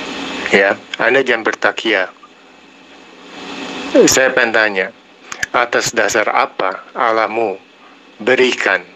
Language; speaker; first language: Indonesian; native; Indonesian